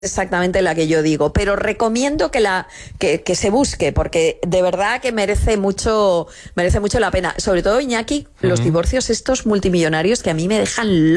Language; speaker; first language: Spanish; native; Spanish